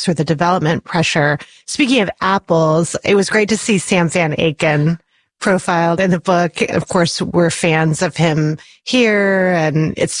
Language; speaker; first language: English; native; English